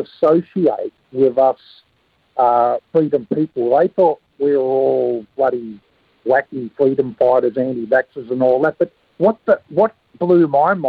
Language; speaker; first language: English; native; English